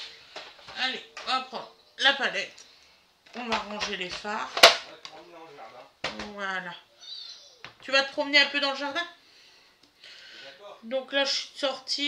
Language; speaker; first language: French; native; French